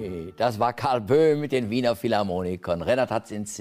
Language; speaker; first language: German; native; German